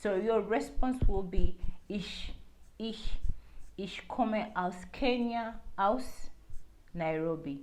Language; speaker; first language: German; non-native, learner; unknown